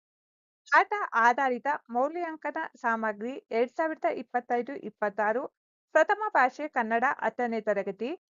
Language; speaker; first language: Kannada; native; Kannada